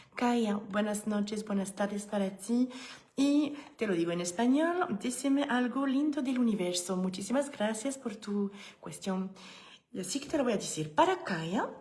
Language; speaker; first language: Spanish; non-native, learner; French